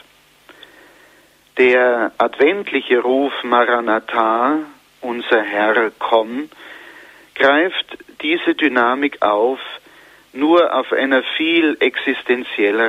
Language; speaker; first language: German; native; German